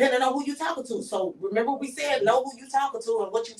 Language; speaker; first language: English; native; English